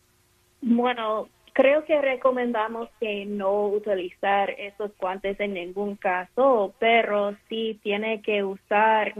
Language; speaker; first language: Spanish; non-native, fluent; English